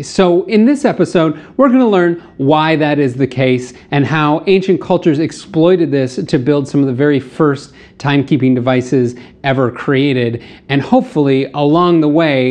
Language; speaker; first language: English; native; English